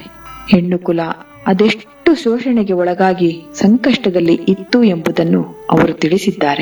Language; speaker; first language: Kannada; native; Kannada